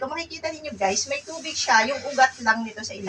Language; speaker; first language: Filipino; native; Filipino